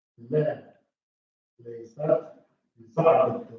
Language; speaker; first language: Arabic; non-native, learner; English